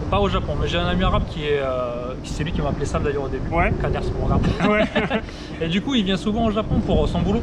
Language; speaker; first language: French; native; French